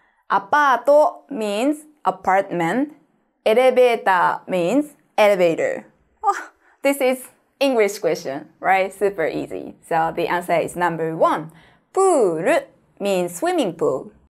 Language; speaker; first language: English; non-native, fluent; Japanese